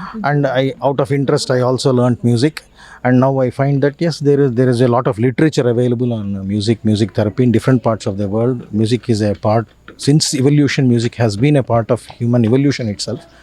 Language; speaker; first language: English; non-native, local second language; Telugu